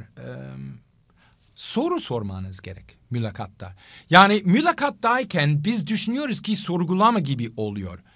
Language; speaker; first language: Turkish; non-native, fluent; English